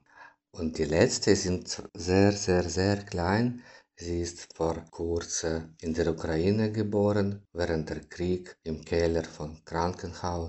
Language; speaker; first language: German; non-native, learner; Ukrainian